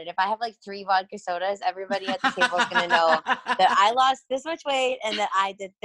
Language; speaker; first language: English; native; English